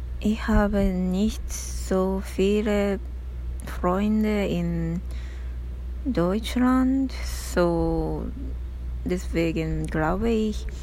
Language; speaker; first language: German; non-native, learner; Japanese